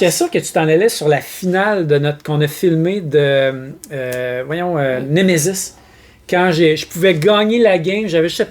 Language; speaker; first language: French; native; French